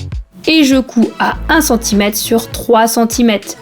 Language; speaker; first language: French; native; French